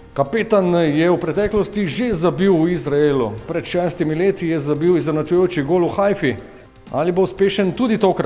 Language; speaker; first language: Slovenian; native; Slovenian